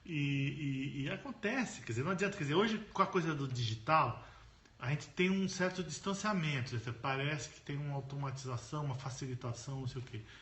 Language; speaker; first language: Portuguese; native; Portuguese